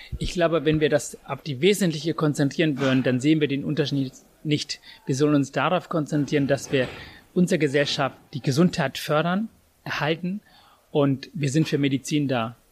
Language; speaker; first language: German; non-native, fluent; Tamil